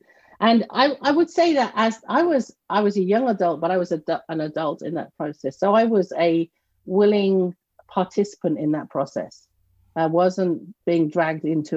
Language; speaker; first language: English; native; English